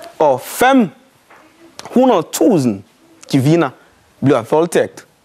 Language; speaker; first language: Danish; non-native, fluent; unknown